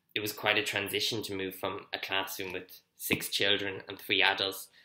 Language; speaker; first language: English; native; English